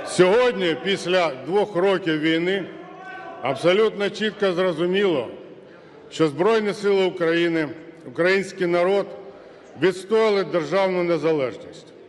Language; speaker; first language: Ukrainian; non-native, local second language; Russian